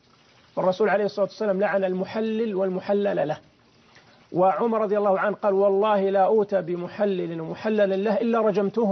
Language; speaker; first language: Arabic; native; Arabic